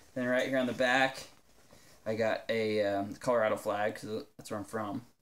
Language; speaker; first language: English; native; English